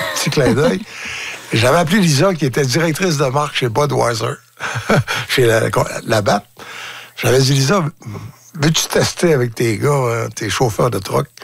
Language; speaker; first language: French; native; French